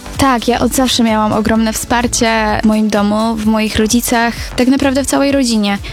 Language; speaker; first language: Polish; native; Polish